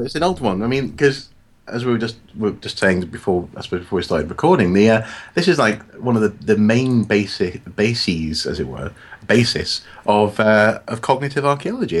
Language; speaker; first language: English; native; English